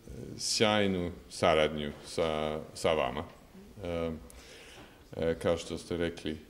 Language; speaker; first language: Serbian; non-native, fluent; English